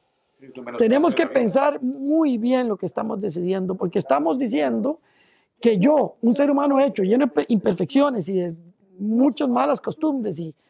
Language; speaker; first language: Spanish; native; Spanish